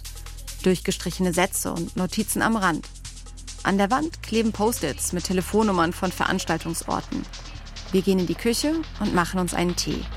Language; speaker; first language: German; native; German